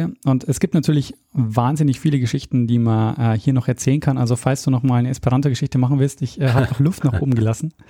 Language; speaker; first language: German; native; German